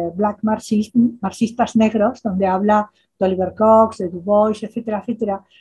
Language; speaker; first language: Spanish; native; Spanish